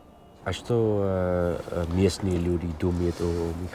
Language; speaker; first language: Russian; non-native, fluent; Dutch